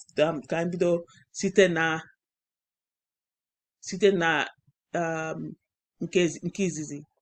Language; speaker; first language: Igbo; non-native, learner; English